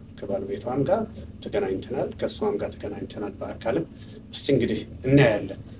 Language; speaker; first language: Amharic; non-native, local second language; Tigrinya